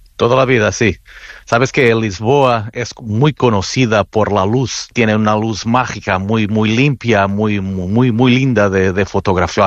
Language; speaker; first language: Spanish; non-native, fluent; Portuguese